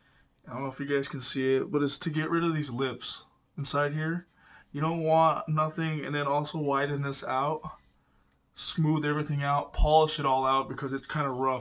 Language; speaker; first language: English; native; English